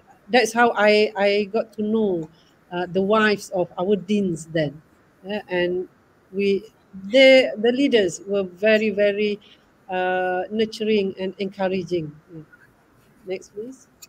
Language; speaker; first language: English; non-native, local second language; Malay